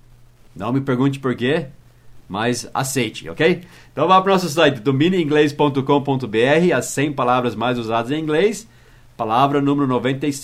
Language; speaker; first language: Portuguese; non-native, fluent; English